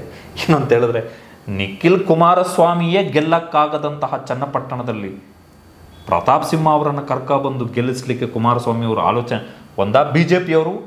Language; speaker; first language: Kannada; native; Kannada